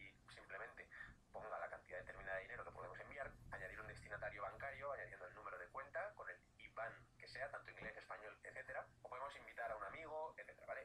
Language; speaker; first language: Spanish; native; Spanish